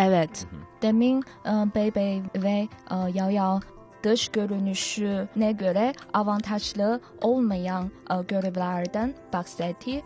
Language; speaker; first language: Turkish; non-native, learner; Chinese